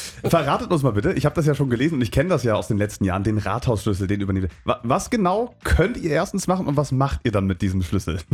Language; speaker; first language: German; native; German